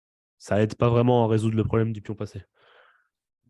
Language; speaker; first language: French; native; French